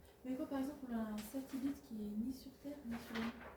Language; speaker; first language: French; native; French